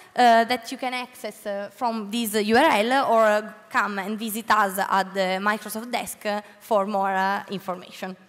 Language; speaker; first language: English; non-native, learner; Italian